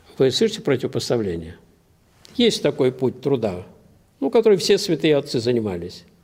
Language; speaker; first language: Russian; native; Russian